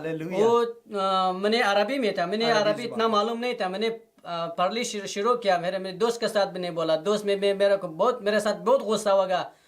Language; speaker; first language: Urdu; non-native, learner; Persian